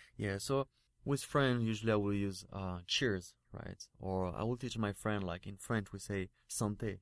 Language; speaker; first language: English; non-native, fluent; French